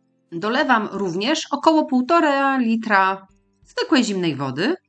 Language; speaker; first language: Polish; native; Polish